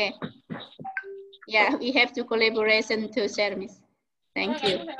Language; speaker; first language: English; non-native, learner; Indonesian